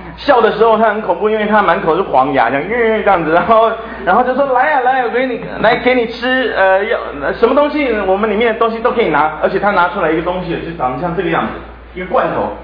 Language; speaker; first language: Chinese; native; Chinese